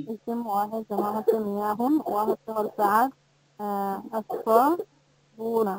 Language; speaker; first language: Arabic; non-native, learner; Bangla